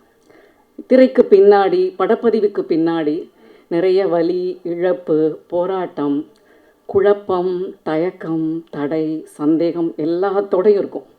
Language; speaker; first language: Tamil; native; Tamil